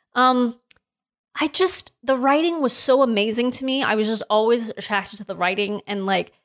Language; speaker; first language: English; native; English